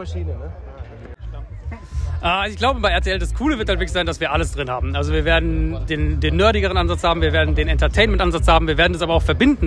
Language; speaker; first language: German; native; German